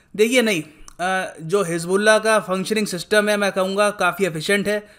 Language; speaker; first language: Hindi; native; Hindi